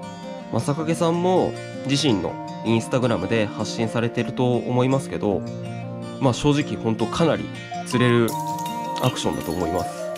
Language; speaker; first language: Japanese; native; Japanese